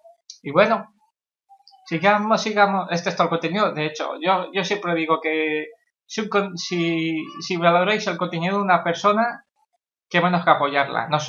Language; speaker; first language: Spanish; native; Spanish